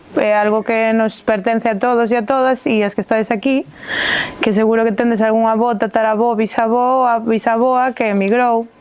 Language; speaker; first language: Galician; native; Galician